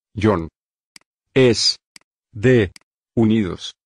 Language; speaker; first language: Spanish; non-native, learner; Vietnamese